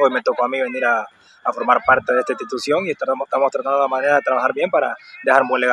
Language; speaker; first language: Spanish; native; Spanish